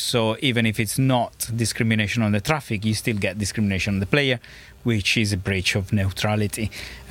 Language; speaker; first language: English; non-native, fluent; Italian